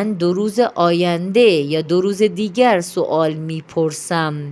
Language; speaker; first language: Persian; non-native, fluent; Urdu